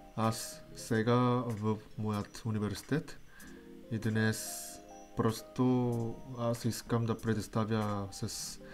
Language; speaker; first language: Bulgarian; non-native, learner; Korean